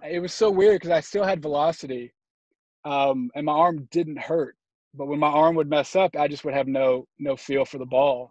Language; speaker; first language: English; native; English